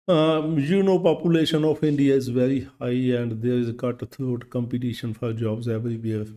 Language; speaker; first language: English; non-native, local second language; Punjabi